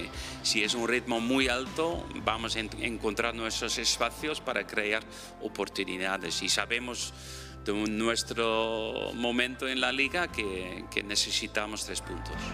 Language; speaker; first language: Spanish; non-native, fluent; Dutch